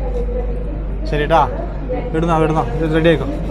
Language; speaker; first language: Malayalam; native; Malayalam